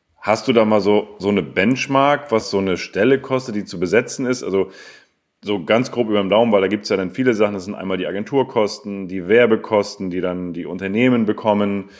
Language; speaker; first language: German; native; German